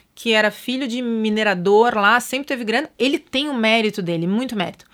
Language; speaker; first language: Portuguese; native; Portuguese